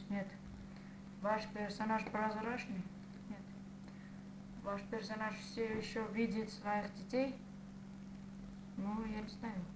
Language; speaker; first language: Russian; non-native, fluent; Armenian